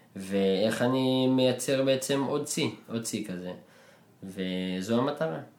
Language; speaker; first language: Hebrew; native; Hebrew